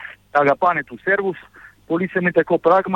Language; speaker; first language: Greek; non-native, fluent; Serbian